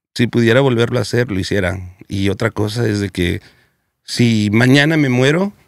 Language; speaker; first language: Spanish; early bilingual, heritage; Spanish